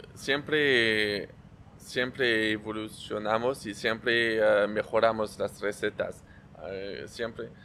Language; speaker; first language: Spanish; non-native, fluent; French